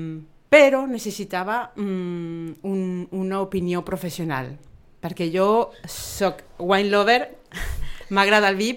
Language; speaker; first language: Catalan; non-native, fluent; Spanish